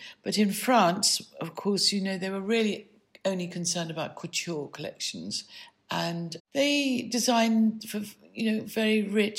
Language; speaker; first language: English; native; English